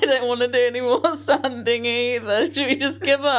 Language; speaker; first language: English; native; English